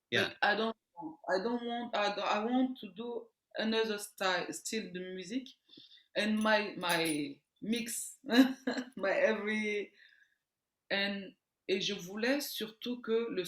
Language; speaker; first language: English; non-native, learner; French